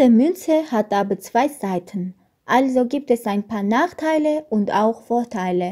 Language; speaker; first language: German; non-native, learner; Armenian